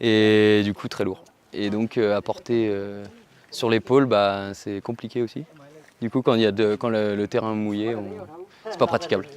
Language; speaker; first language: French; native; French